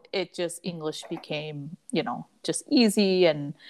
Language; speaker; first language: English; early bilingual, other home language; Cantonese